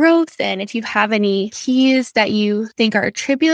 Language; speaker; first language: English; native; English